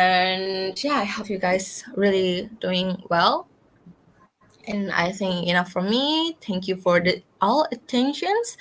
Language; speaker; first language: English; non-native, learner; Indonesian